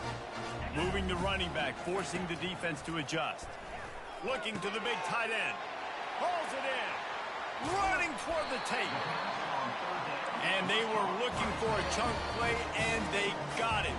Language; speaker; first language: English; native; English